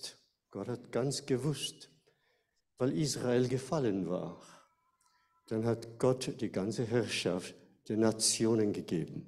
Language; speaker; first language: German; non-native, fluent; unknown